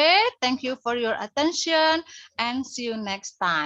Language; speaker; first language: English; non-native, learner; Indonesian